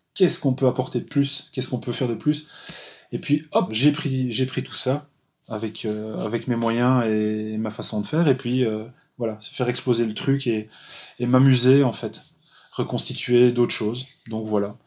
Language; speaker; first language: French; native; French